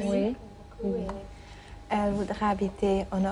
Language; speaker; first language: French; non-native, learner; Hungarian